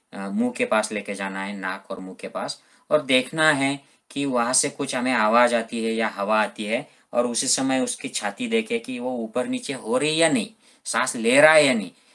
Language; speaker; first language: Hindi; non-native, local second language; Marathi